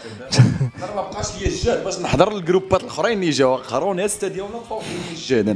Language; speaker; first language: Arabic; native; Arabic